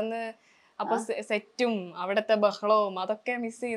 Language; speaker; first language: Malayalam; native; Malayalam